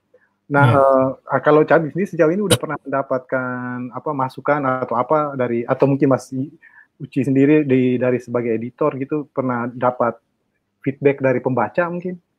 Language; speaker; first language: Indonesian; native; Indonesian